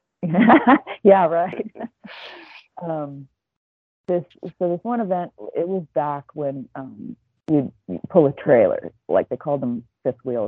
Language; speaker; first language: English; native; English